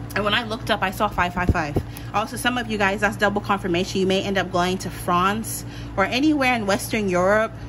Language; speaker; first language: English; native; English